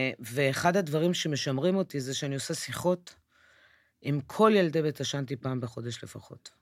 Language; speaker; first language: Hebrew; early bilingual, other home language; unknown